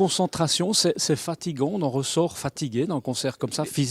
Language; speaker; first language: French; native; French